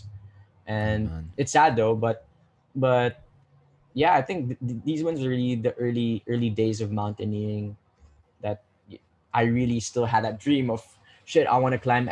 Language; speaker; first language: English; non-native, local second language; Filipino